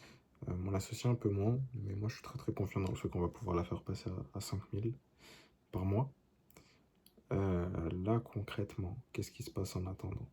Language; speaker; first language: French; native; French